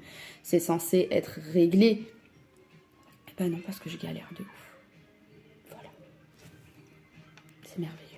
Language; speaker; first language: French; native; French